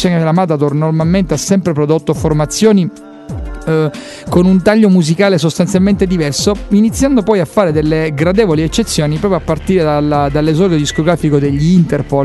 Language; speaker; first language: Italian; native; Italian